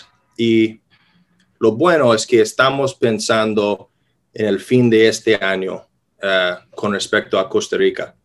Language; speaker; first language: Spanish; non-native, fluent; English